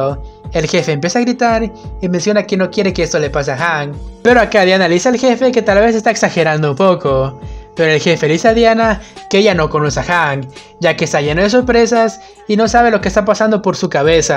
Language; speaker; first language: Spanish; native; Spanish